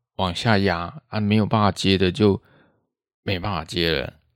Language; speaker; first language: Chinese; native; Chinese